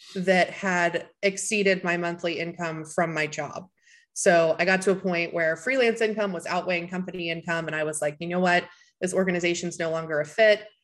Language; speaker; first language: English; native; English